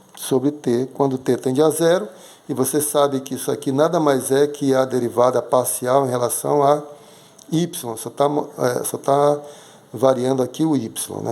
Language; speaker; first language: Portuguese; native; Portuguese